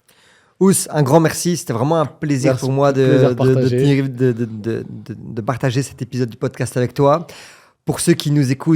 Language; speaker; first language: French; native; French